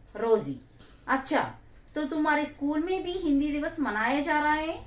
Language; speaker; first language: Hindi; non-native, local second language; Telugu